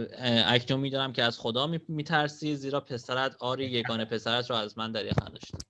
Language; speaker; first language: Persian; native; Persian